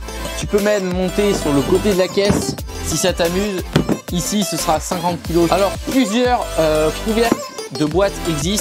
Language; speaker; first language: French; native; French